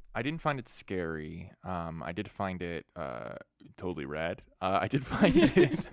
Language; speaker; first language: English; native; English